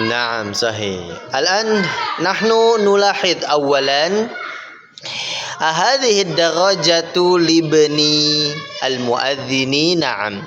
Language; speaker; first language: Arabic; non-native, fluent; Indonesian